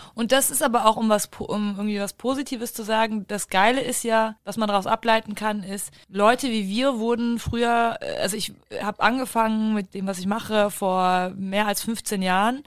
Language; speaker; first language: German; early bilingual, other home language; Turkish